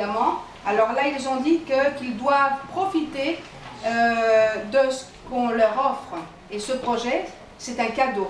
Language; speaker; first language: French; non-native, fluent; Spanish